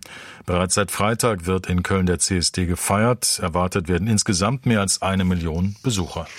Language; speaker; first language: German; native; German